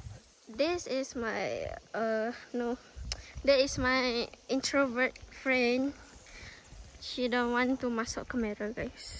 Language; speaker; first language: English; non-native, local second language; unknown